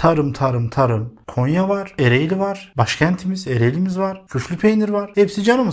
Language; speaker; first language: Turkish; native; Turkish